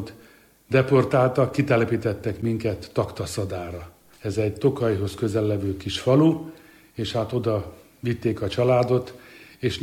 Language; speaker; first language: Hungarian; native; Hungarian